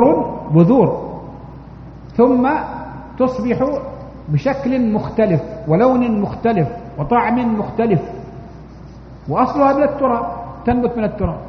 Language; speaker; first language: Arabic; native; Arabic